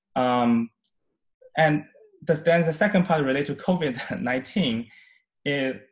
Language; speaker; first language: English; non-native, fluent; Chinese